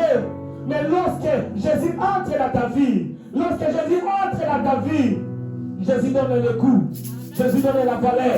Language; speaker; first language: French; non-native, local second language; Lingala